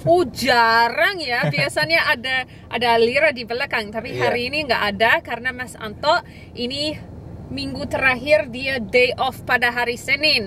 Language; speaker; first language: Indonesian; non-native, fluent; English